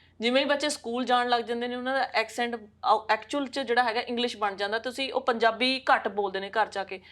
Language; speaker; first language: Punjabi; native; Punjabi